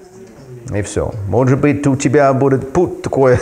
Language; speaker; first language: Russian; non-native, fluent; English